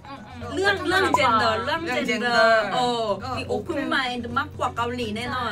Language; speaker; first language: Thai; non-native, learner; Korean